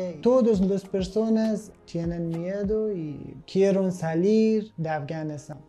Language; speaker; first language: Spanish; non-native, learner; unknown